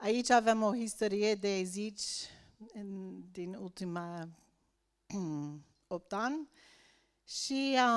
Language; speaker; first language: Romanian; non-native, learner; English